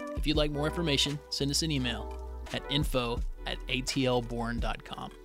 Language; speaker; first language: English; native; English